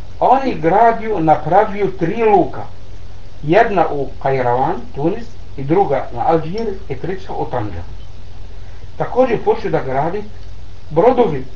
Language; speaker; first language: Bosnian; non-native, learner; Arabic